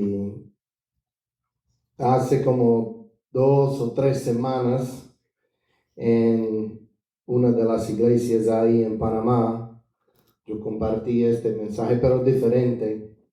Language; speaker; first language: Spanish; non-native, fluent; English